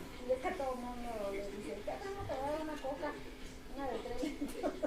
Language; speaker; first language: Spanish; native; Spanish